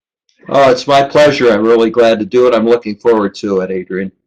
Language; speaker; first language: English; native; English